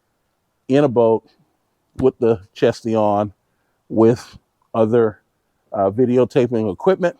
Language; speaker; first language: English; native; English